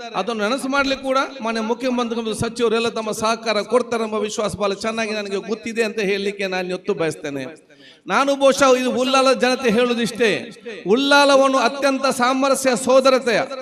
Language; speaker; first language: Kannada; non-native, local second language; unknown